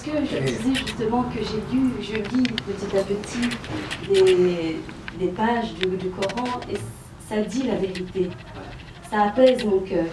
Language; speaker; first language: French; early bilingual, other home language; Khmer